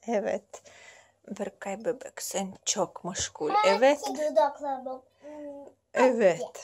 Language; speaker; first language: Turkish; non-native, learner; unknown